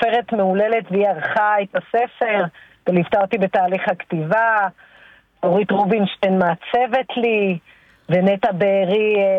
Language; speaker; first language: Hebrew; native; Hebrew